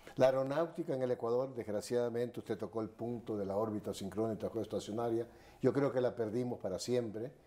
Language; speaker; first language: Spanish; native; Spanish